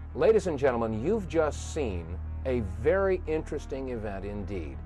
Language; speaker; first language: English; native; English